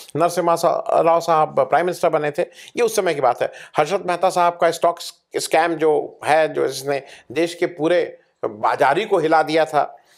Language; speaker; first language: Hindi; native; Hindi